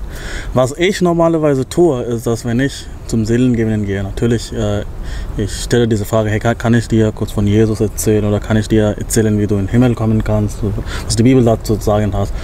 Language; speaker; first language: German; non-native, fluent; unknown